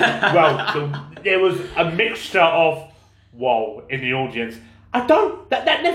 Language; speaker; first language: English; native; English